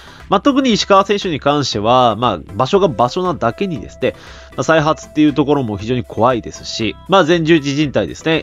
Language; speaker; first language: Japanese; native; Japanese